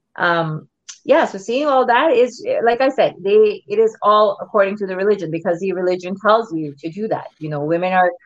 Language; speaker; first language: English; non-native, local second language; Urdu